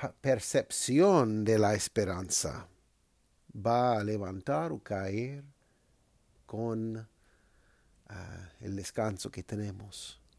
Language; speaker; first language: Spanish; non-native, fluent; English